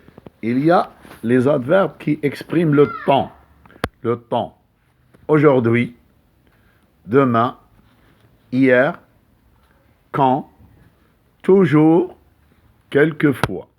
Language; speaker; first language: French; non-native, local second language; Arabic